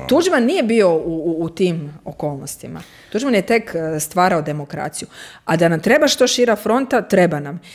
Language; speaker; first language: Croatian; native; Croatian